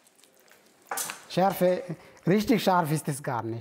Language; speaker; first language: German; non-native, fluent; Indonesian